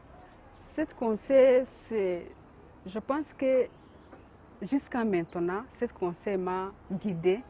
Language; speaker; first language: French; non-native, local second language; Kinyarwanda